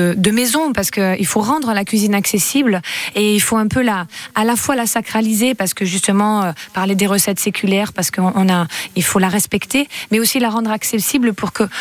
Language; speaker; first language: French; native; French